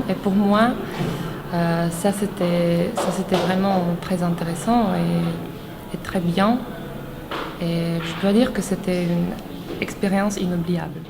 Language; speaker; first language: French; non-native, fluent; Slovak